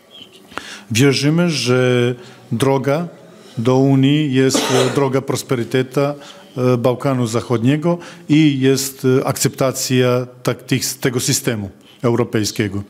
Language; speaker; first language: Polish; non-native, fluent; Serbian